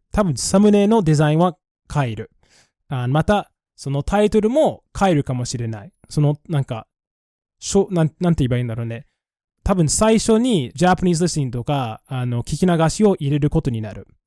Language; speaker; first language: Japanese; non-native, fluent; English